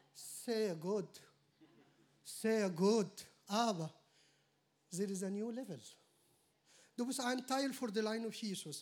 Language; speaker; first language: German; non-native, learner; Arabic